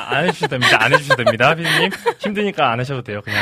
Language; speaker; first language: Korean; native; Korean